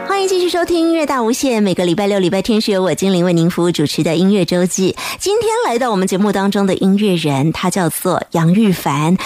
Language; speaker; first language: Chinese; native; Chinese